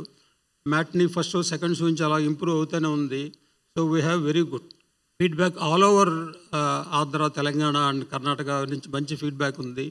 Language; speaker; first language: Telugu; native; Telugu